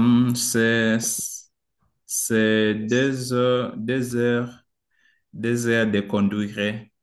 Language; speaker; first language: French; non-native, learner; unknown